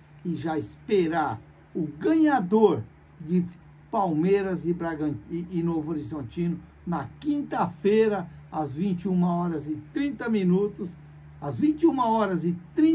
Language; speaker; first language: Portuguese; native; Portuguese